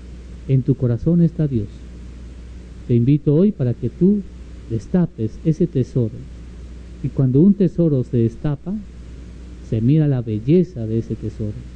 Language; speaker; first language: Spanish; native; Spanish